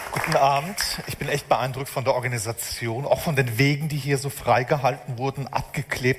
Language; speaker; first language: German; native; German